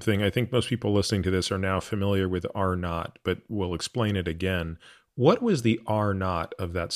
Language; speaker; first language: English; native; English